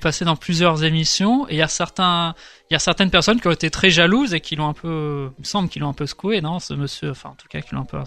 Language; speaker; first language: French; native; French